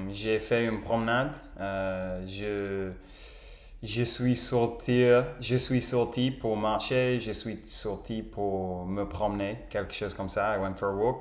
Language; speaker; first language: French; non-native, learner; English